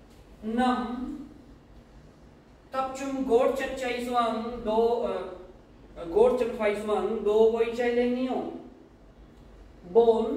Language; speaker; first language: Vietnamese; non-native, learner; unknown